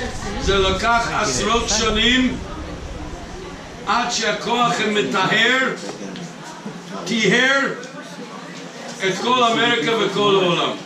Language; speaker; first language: Hebrew; non-native, fluent; English